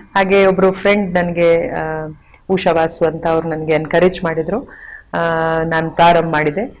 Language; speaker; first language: Kannada; non-native, local second language; Hindi